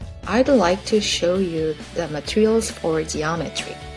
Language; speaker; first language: English; non-native, fluent; Korean